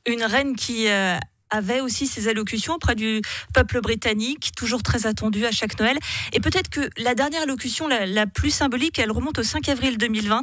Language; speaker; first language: French; native; French